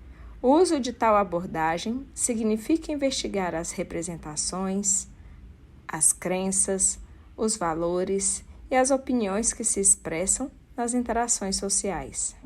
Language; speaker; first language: Portuguese; native; Portuguese